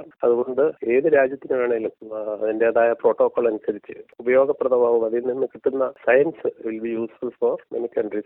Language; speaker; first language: Malayalam; native; Malayalam